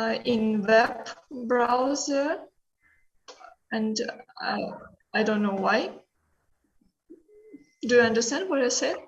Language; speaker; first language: English; non-native, learner; Russian